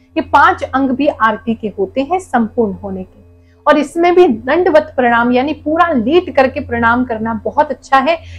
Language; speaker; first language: Hindi; native; Hindi